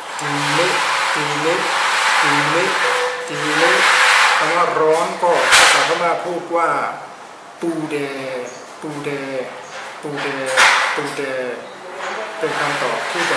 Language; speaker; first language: Thai; native; Thai